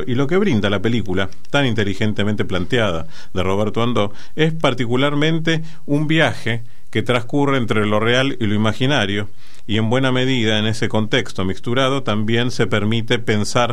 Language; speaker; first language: Spanish; native; Spanish